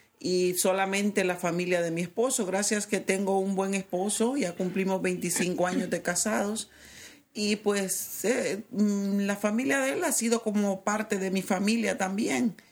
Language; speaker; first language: Spanish; native; Spanish